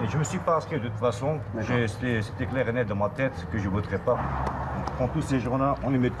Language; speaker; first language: French; native; French